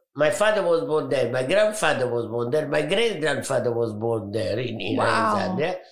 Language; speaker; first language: English; non-native, fluent; Arabic